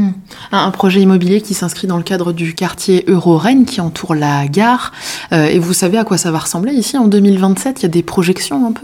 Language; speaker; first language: French; native; French